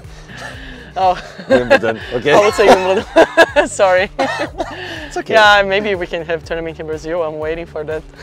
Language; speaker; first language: English; non-native, fluent; Portuguese